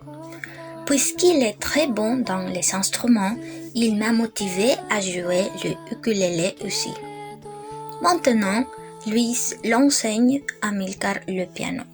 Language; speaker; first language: French; non-native, learner; Spanish